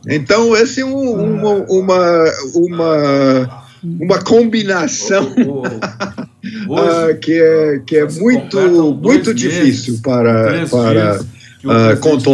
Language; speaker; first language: Portuguese; non-native, fluent; English